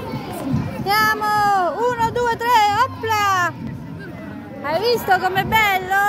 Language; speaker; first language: Italian; non-native, learner; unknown